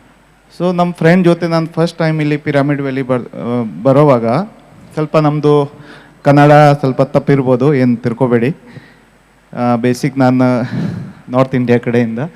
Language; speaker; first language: Kannada; non-native, fluent; Hindi